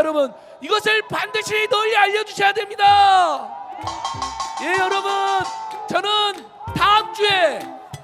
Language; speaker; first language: Korean; native; Korean